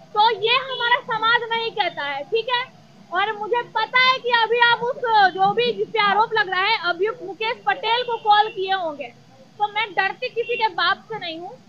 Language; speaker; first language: Hindi; native; Hindi